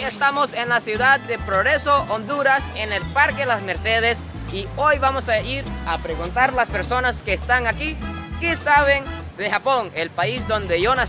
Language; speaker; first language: Spanish; non-native, fluent; Japanese